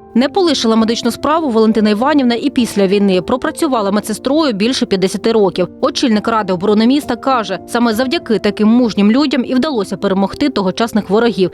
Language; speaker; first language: Ukrainian; native; Ukrainian